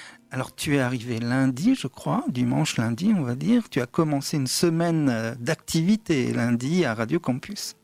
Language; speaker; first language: French; native; French